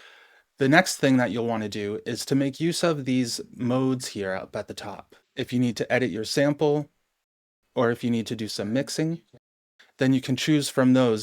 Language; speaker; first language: English; native; English